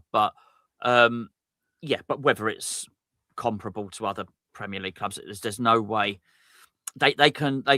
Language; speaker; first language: English; native; English